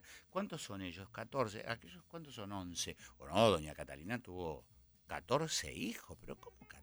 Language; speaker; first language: Spanish; native; Spanish